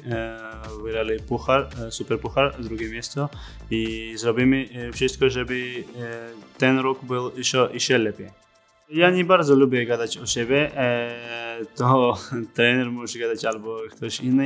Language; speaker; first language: Polish; non-native, fluent; Georgian